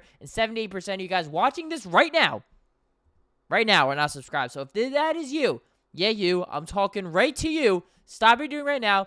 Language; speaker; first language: English; native; English